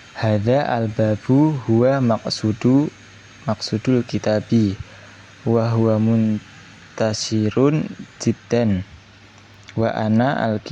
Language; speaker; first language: Arabic; non-native, learner; Indonesian